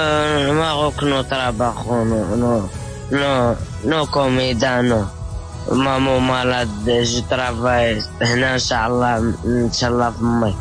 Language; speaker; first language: Spanish; non-native, learner; Arabic